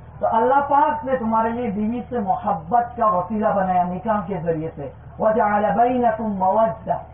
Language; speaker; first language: Urdu; non-native, local second language; Gujarati